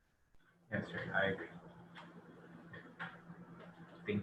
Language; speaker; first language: English; non-native, fluent; Thai